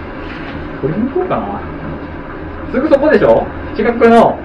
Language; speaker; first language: Japanese; native; Japanese